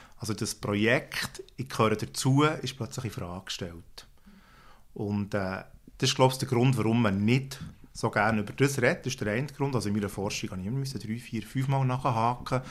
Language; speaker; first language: German; native; German